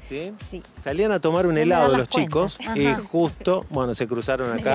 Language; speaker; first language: Spanish; native; Spanish